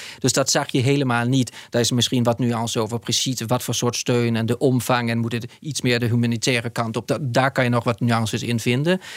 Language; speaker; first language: Dutch; non-native, fluent; Danish